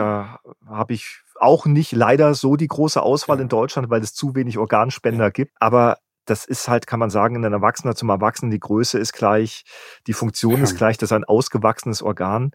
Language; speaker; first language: German; native; German